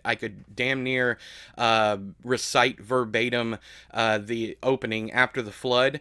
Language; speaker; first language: English; native; English